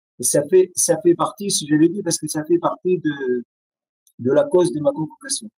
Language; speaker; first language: French; non-native, fluent; Arabic